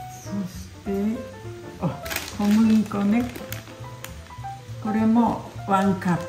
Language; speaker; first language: Japanese; early bilingual, heritage; Japanese